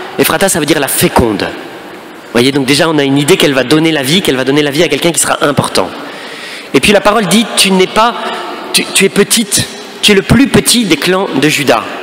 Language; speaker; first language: French; native; French